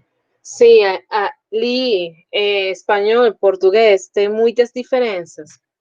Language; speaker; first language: Portuguese; non-native, learner; Spanish